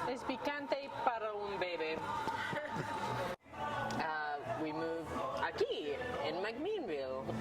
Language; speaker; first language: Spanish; non-native, learner; English